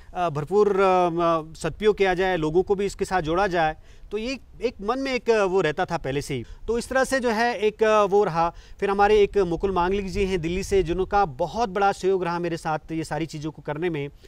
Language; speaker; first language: Hindi; native; Hindi